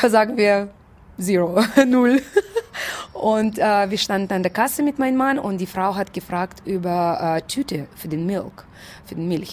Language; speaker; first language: German; non-native, fluent; Russian